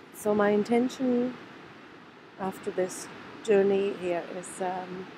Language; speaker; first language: English; non-native, fluent; German